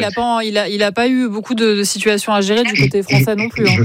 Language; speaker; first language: French; native; French